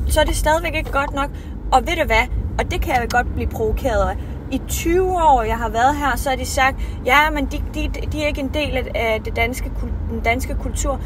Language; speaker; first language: Danish; early bilingual, other home language; Kurdish